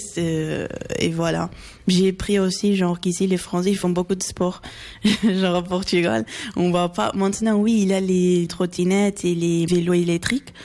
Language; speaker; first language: French; non-native, fluent; Portuguese